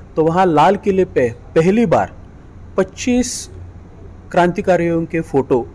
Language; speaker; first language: Hindi; non-native, local second language; Marathi